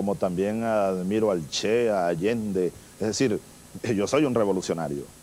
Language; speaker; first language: Spanish; native; Spanish